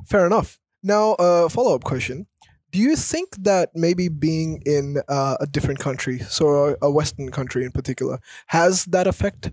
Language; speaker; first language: English; early bilingual, other home language; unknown